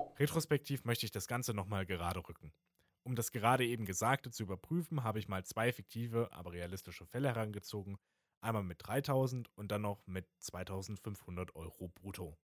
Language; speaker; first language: German; native; German